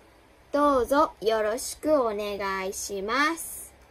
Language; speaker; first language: Japanese; non-native, learner; Filipino